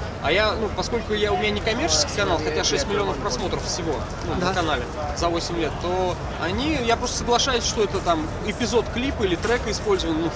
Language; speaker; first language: Russian; native; Russian